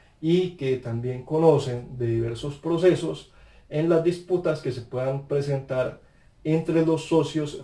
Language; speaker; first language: Spanish; native; Spanish